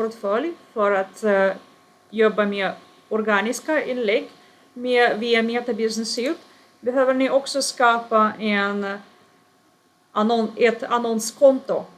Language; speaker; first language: Swedish; non-native, fluent; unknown